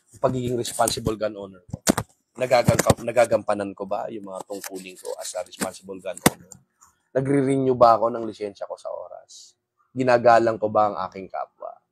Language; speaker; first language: Filipino; non-native, local second language; Waray